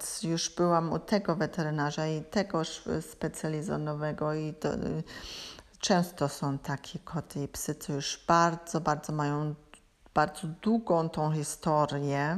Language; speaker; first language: Polish; non-native, learner; German